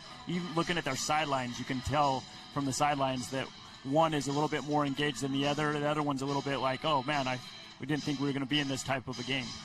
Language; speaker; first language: English; native; English